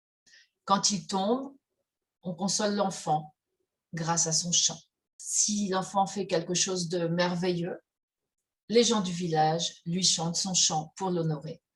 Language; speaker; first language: French; native; French